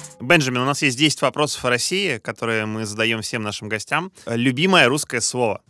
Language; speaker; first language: Russian; native; Russian